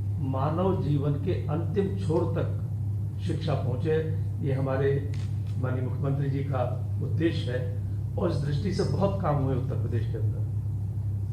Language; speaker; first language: Hindi; native; Hindi